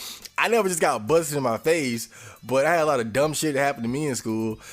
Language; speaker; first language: English; native; English